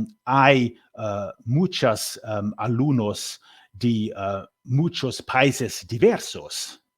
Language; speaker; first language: Spanish; non-native, learner; English